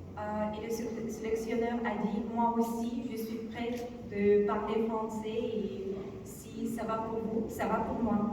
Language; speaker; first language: French; non-native, fluent; Ukrainian